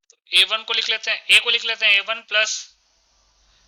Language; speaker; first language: Hindi; native; Hindi